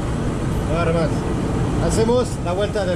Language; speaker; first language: Spanish; non-native, learner; French